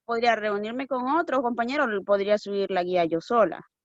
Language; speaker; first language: Spanish; native; Spanish